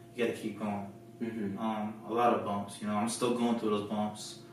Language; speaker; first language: English; early bilingual, other home language; Filipino